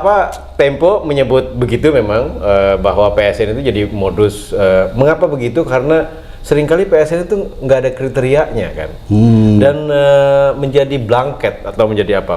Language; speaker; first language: Indonesian; native; Indonesian